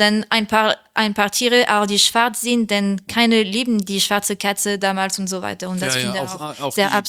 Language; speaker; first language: German; non-native, learner; French